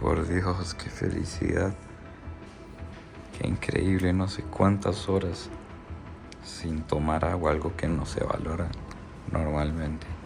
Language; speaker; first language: Spanish; native; Spanish